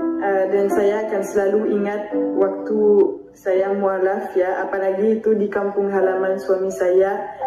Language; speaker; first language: Indonesian; non-native, fluent; French